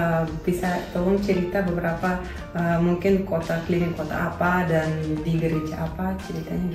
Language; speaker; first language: Indonesian; non-native, fluent; Russian